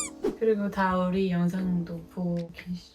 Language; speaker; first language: Korean; non-native, fluent; Dutch